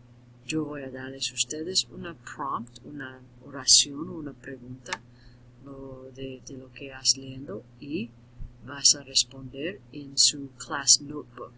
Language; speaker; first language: Spanish; non-native, learner; English